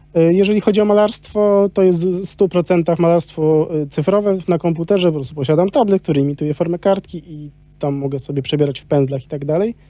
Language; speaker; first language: Polish; native; Polish